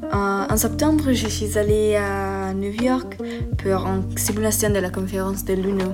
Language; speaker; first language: French; non-native, learner; Italian